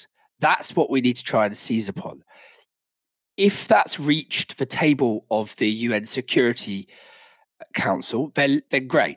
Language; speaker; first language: English; native; English